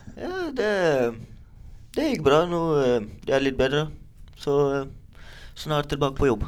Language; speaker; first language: Norwegian; non-native, learner; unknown